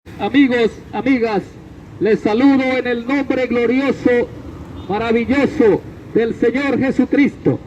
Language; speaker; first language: Spanish; native; Spanish